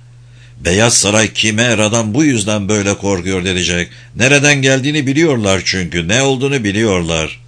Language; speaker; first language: Turkish; native; Turkish